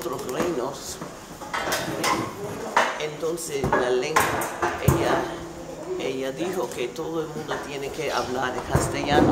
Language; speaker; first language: Spanish; non-native, fluent; English